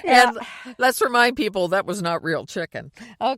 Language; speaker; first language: English; native; English